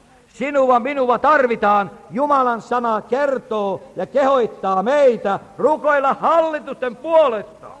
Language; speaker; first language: Finnish; native; Finnish